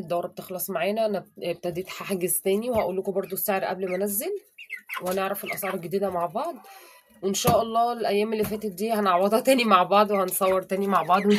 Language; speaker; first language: Arabic; native; Arabic